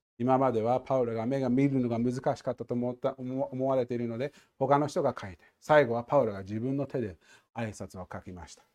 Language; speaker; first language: Japanese; non-native, fluent; English